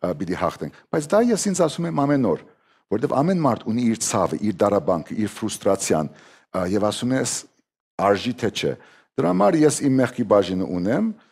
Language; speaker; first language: Armenian; early bilingual, heritage; Armenian